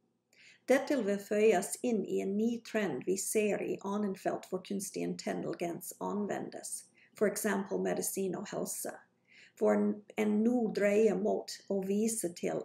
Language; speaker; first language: Norwegian; non-native, fluent; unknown